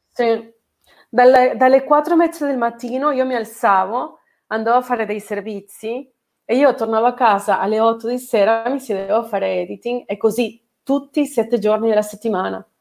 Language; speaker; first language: Italian; non-native, fluent; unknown